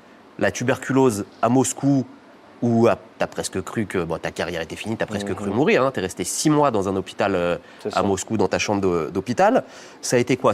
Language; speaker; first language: French; native; French